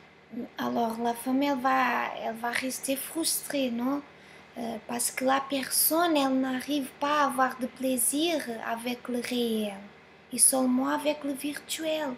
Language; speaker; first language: French; non-native, fluent; Portuguese